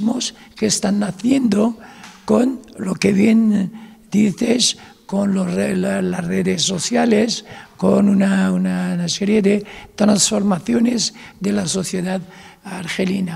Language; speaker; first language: Spanish; non-native, fluent; Arabic